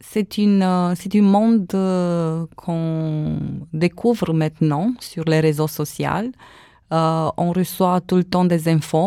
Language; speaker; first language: French; non-native, fluent; Romanian